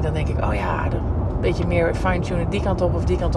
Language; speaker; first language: Dutch; native; Dutch